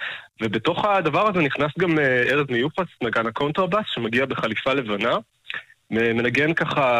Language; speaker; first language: Hebrew; native; Hebrew